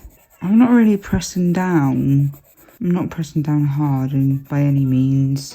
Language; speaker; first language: English; native; English